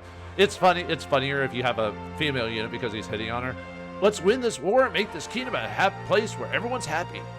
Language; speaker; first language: English; native; English